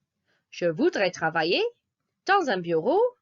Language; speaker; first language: French; non-native, fluent; English